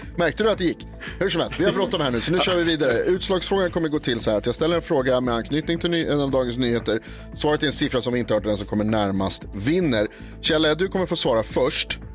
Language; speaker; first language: Swedish; native; Swedish